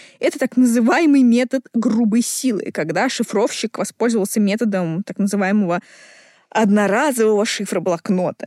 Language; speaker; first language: Russian; native; Russian